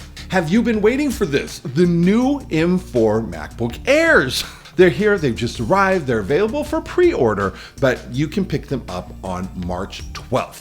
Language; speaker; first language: English; native; English